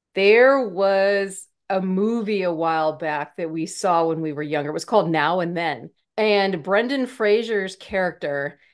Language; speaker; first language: English; native; English